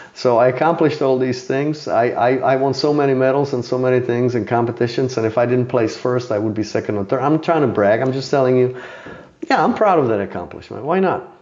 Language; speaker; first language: English; non-native, fluent; Czech